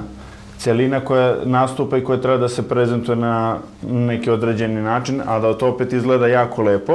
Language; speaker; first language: Serbian; native; Serbian